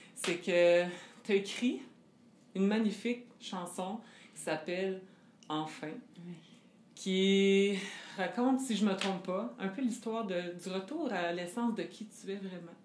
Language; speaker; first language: French; native; French